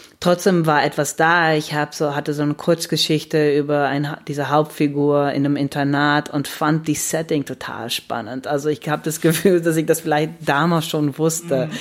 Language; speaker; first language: German; non-native, fluent; Dutch